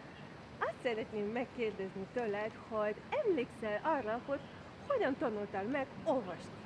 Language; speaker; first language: Hungarian; non-native, fluent; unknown